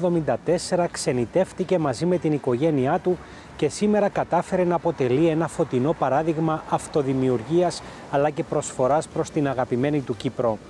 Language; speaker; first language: Greek; native; Greek